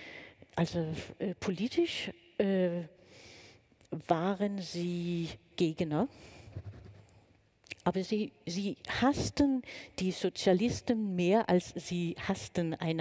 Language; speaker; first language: German; non-native, fluent; Danish